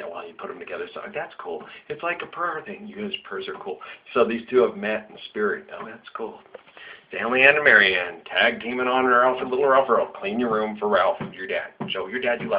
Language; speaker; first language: English; native; English